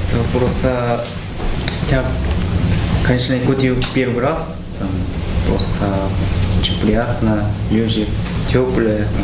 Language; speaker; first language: Russian; non-native, learner; Korean